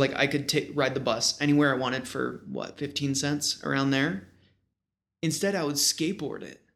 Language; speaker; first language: English; native; English